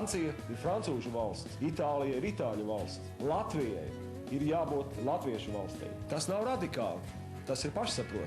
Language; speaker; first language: Latvian; native; Latvian